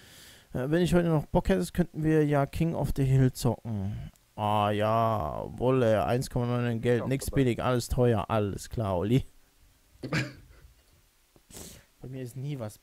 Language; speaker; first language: German; native; German